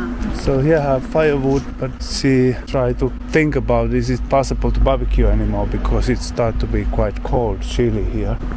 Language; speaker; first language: English; non-native, learner; Finnish